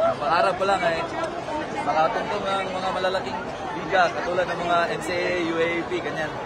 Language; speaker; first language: Filipino; non-native, local second language; Cebuano